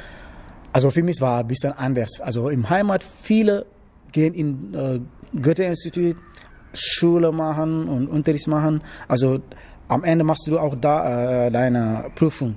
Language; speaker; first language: German; non-native, learner; Wolof